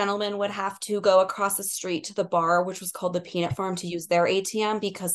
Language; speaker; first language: English; native; English